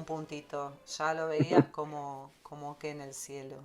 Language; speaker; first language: Spanish; native; Spanish